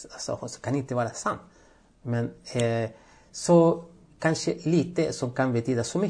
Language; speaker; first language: Swedish; non-native, fluent; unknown